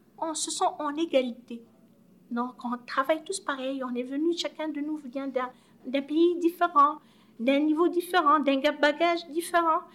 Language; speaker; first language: French; non-native, local second language; Arabic